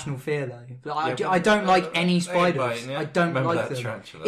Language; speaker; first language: English; native; English